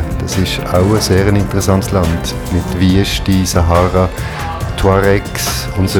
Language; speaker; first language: German; native; German